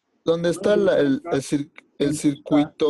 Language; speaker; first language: Spanish; native; Spanish